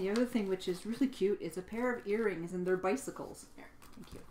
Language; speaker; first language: English; native; English